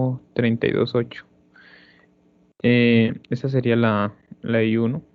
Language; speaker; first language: Spanish; native; Spanish